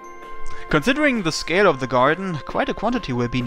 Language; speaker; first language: English; native; English